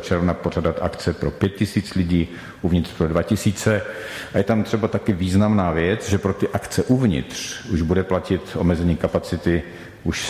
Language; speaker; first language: Czech; native; Czech